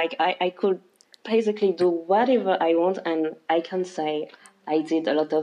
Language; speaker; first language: English; non-native, local second language; French